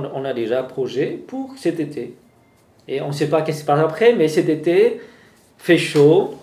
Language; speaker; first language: French; non-native, fluent; Vietnamese